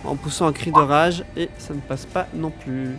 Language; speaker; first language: French; native; French